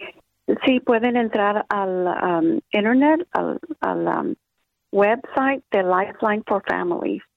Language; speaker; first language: Spanish; early bilingual, other home language; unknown